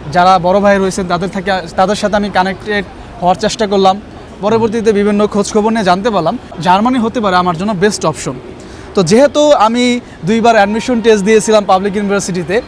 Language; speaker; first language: Bangla; native; Bangla